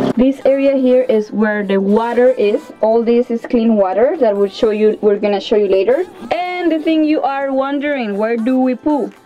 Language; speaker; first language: English; non-native, fluent; Spanish